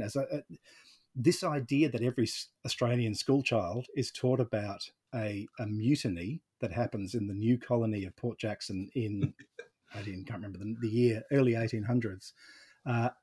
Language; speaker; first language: English; native; English